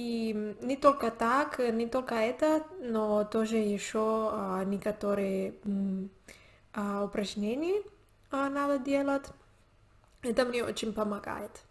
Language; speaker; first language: Russian; non-native, learner; Spanish